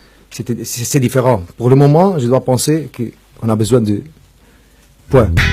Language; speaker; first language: French; non-native, fluent; Portuguese